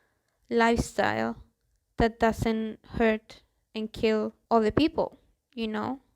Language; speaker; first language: English; non-native, fluent; Spanish